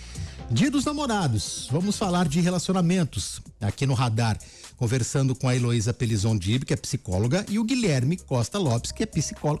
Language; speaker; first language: Portuguese; native; Portuguese